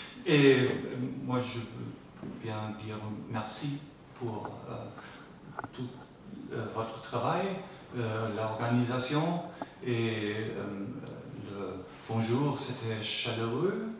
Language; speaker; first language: French; non-native, learner; German